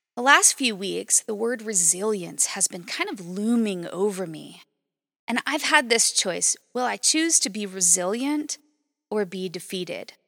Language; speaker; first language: English; native; English